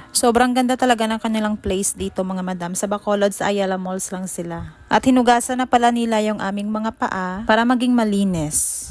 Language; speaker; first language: Filipino; non-native, local second language; Hiligaynon